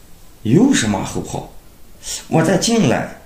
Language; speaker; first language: Chinese; native; Chinese